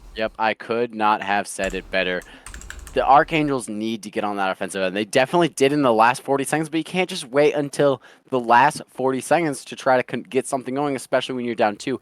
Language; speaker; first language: English; native; English